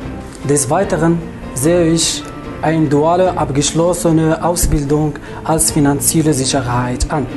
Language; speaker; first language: German; non-native, learner; Arabic